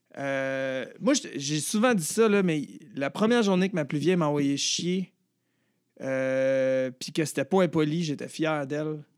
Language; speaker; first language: French; native; French